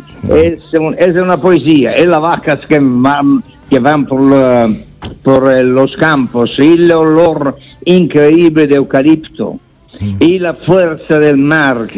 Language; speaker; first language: Spanish; non-native, fluent; Italian